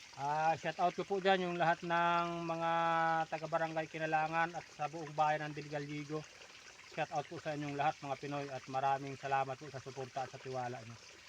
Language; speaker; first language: Filipino; native; Filipino